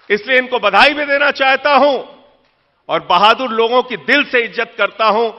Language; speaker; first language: Hindi; native; Hindi